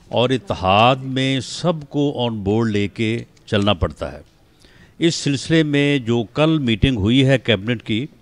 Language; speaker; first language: Urdu; non-native, local second language; Punjabi